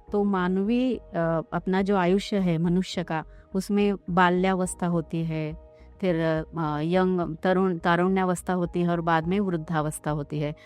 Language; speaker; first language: Hindi; non-native, local second language; Marathi